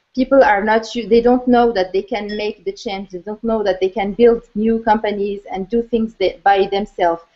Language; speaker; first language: English; non-native, fluent; Arabic